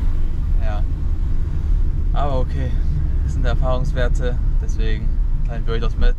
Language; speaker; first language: German; native; German